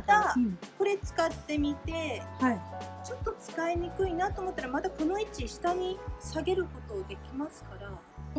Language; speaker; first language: Japanese; native; Japanese